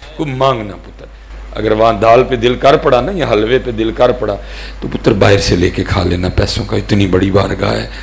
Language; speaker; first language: Urdu; non-native, local second language; Punjabi